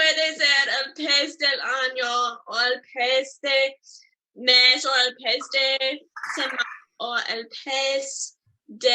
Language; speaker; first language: Spanish; non-native, learner; English